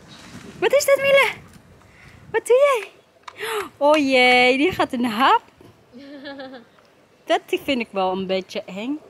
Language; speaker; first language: Dutch; non-native, fluent; Waray